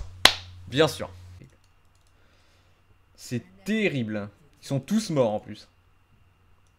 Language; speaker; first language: French; native; French